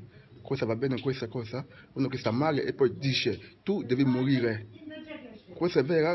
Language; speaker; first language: Italian; non-native, learner; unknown